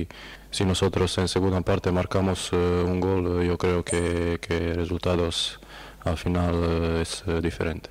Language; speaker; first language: Spanish; non-native, learner; Croatian